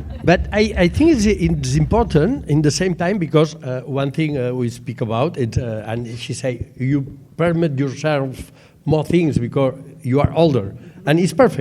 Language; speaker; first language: English; non-native, learner; Catalan